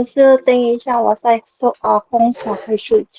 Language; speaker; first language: Chinese; non-native, learner; Filipino